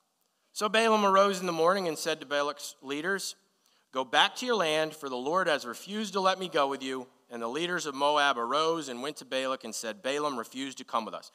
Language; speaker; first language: English; native; English